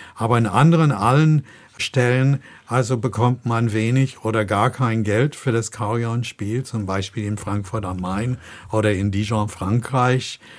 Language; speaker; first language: German; non-native, fluent; English